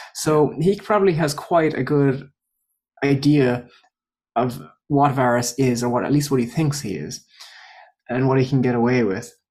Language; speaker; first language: English; native; English